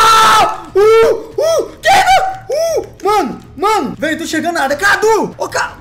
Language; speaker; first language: Portuguese; native; Portuguese